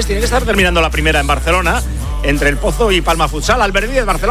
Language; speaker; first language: Spanish; native; Spanish